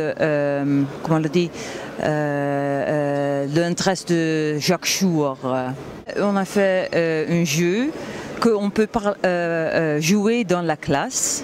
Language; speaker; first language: French; non-native, learner; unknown